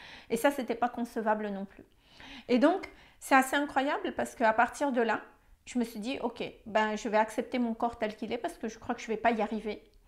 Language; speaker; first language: French; non-native, fluent; Malagasy